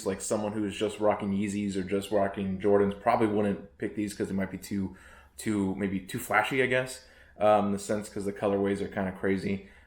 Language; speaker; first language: English; native; English